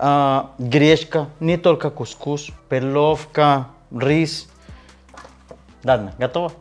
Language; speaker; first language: Russian; non-native, learner; Spanish